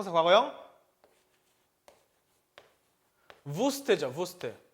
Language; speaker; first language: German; non-native, fluent; Korean